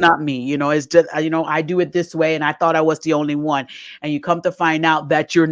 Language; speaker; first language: English; native; English